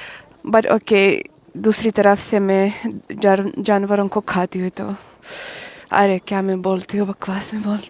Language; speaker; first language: Hindi; non-native, fluent; Russian